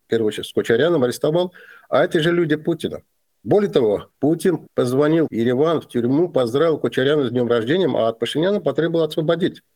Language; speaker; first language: Russian; non-native, local second language; Azerbaijani